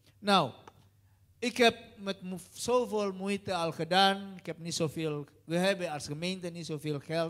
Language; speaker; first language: Dutch; non-native, learner; Indonesian